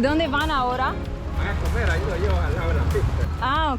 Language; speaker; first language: Spanish; non-native, learner; Haitian Creole